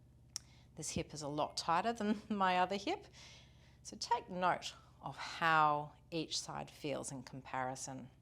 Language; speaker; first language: English; native; English